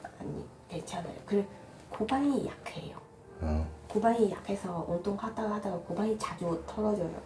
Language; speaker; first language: Korean; non-native, learner; Chinese